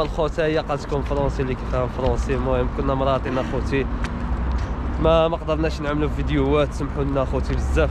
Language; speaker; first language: Arabic; native; Arabic